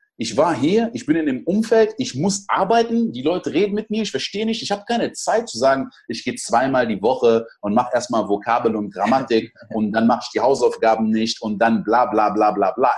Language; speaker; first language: German; early bilingual, other home language; French